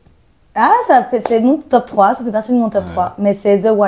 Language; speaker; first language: French; native; French